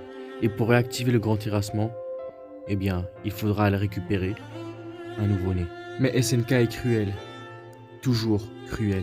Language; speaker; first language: French; native; French